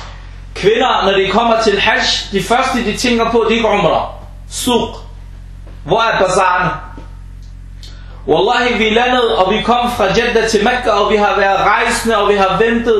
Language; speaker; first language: Danish; non-native, fluent; Arabic